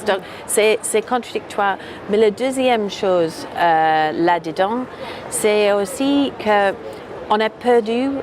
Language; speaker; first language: French; non-native, fluent; English